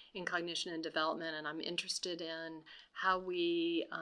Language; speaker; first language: English; non-native, fluent; Portuguese